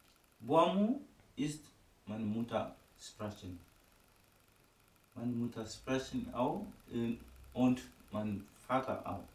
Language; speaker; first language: German; non-native, learner; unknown